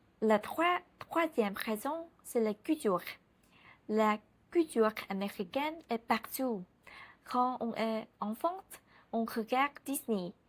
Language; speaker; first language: French; non-native, learner; Vietnamese